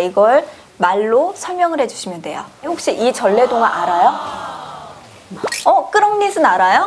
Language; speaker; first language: Korean; native; Korean